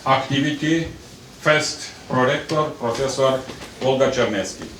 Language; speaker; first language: English; non-native, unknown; Romanian